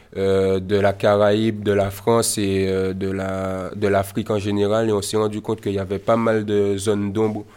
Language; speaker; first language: French; native; French